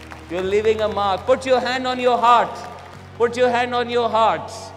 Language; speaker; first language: English; non-native, local second language; Urdu